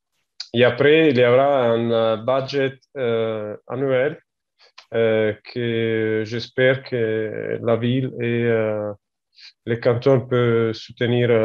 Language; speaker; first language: French; non-native, learner; Italian